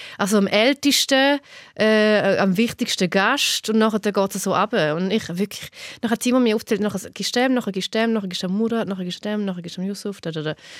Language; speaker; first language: German; early bilingual, other home language; Albanian